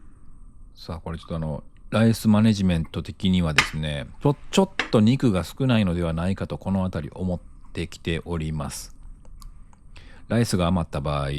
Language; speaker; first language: Japanese; native; Japanese